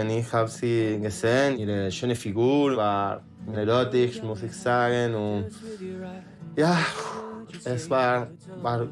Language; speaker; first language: German; non-native, learner; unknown